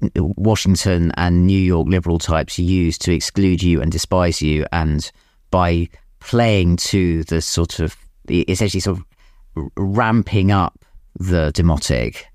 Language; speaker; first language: English; native; English